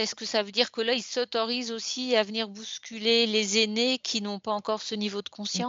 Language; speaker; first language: French; native; French